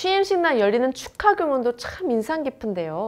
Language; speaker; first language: Korean; native; Korean